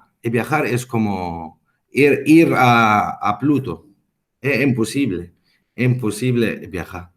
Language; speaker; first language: Spanish; non-native, fluent; Arabic